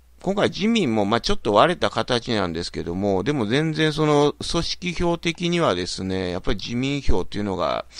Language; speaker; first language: Japanese; native; Japanese